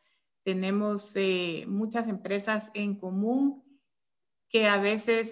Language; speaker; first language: Spanish; native; Spanish